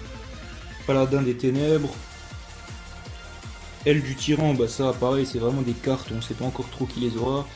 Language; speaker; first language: French; native; French